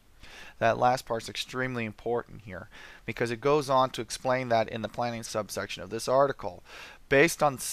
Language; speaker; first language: English; native; English